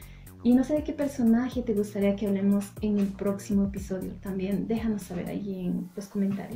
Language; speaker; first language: Spanish; native; Spanish